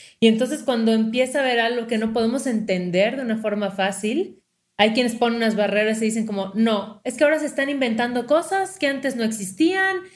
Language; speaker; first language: Spanish; native; Spanish